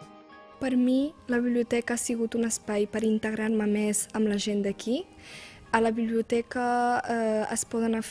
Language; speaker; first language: Catalan; early bilingual, other home language; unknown